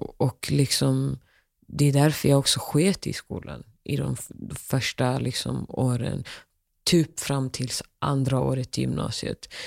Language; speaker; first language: Swedish; early bilingual, other home language; Somali